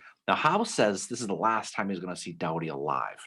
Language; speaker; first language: English; native; English